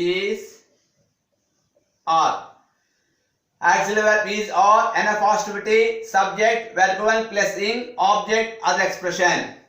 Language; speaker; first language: English; non-native, local second language; Telugu